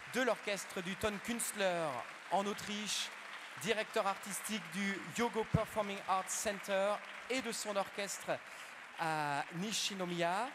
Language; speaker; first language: French; native; French